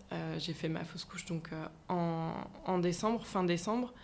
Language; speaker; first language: French; native; French